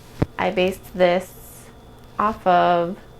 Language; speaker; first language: English; native; English